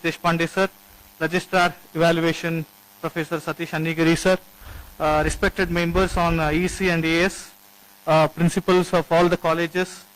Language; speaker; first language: English; non-native, local second language; Kannada